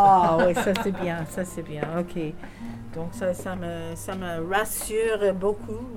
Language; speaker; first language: French; non-native, fluent; English